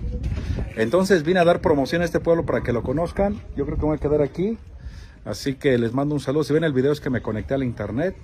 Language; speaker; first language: Spanish; native; Spanish